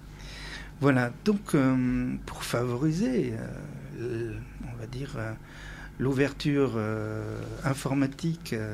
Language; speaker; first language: French; native; French